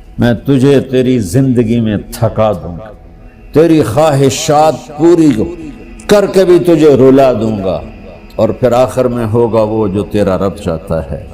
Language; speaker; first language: Urdu; non-native, local second language; Punjabi